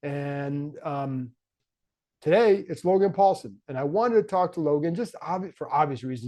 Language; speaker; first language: English; native; English